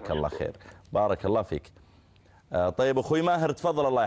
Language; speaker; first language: Arabic; native; Arabic